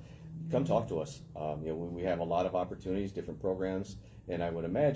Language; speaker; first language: English; native; English